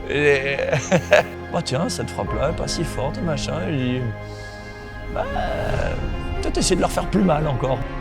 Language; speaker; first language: French; native; French